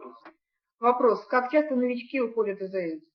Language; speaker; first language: Russian; native; Russian